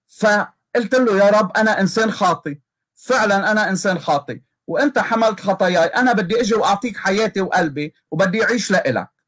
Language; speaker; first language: Arabic; native; Arabic